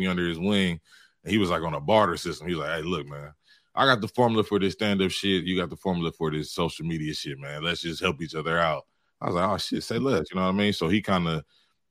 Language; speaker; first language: English; native; English